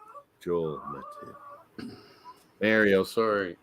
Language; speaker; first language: English; native; English